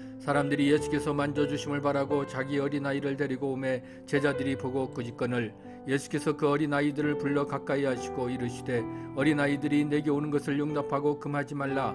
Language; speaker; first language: Korean; native; Korean